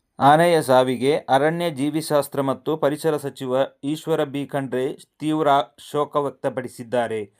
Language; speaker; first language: Kannada; non-native, local second language; Kodava